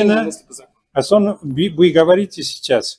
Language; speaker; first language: Russian; non-native, fluent; Spanish